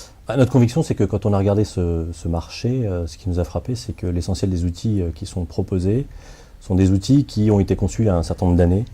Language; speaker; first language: French; native; French